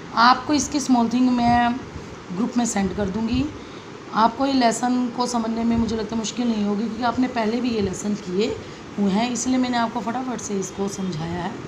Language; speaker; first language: Hindi; native; Hindi